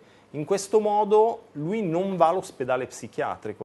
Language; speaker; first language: Italian; native; Italian